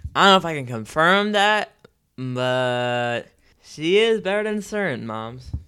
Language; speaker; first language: English; native; English